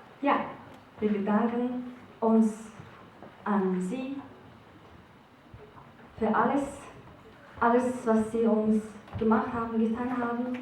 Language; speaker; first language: German; non-native, fluent; Mongolian